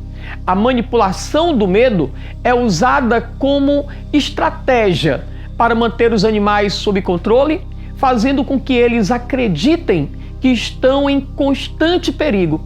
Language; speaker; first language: Portuguese; native; Portuguese